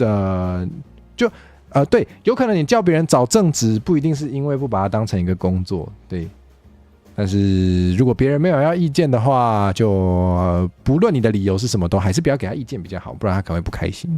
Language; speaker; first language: Chinese; native; Chinese